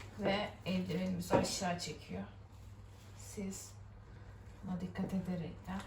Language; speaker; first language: Turkish; native; Turkish